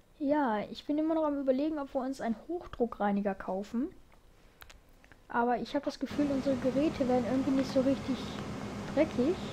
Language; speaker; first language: German; native; German